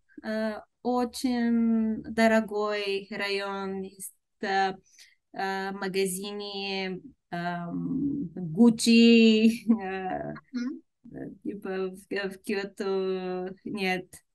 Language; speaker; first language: Russian; non-native, learner; Bulgarian